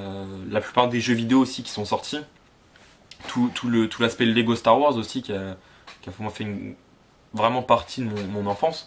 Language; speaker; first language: French; native; French